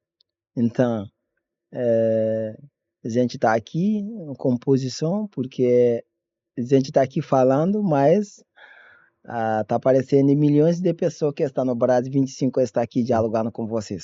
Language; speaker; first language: Portuguese; non-native, learner; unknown